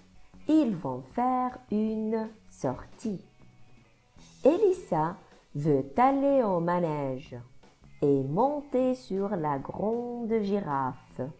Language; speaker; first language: French; non-native, local second language; Arabic